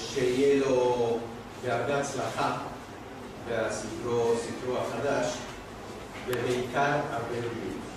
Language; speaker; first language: Hebrew; non-native, fluent; Spanish